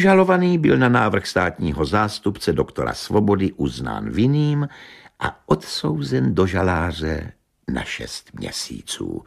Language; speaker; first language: Czech; native; Czech